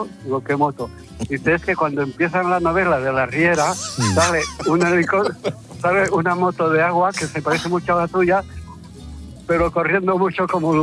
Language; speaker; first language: Spanish; native; Spanish